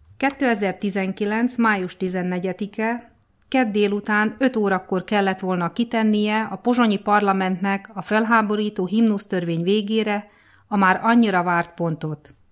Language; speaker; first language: Hungarian; native; Hungarian